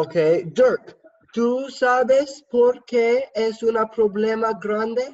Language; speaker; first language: Spanish; non-native, learner; English